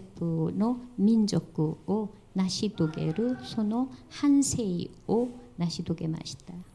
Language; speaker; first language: Japanese; non-native, fluent; Korean